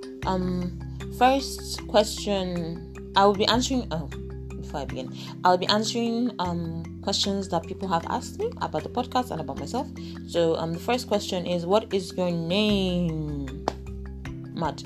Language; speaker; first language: English; non-native, local second language; Igbo